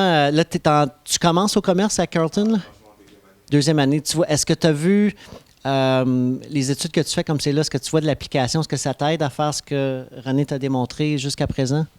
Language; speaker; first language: French; native; French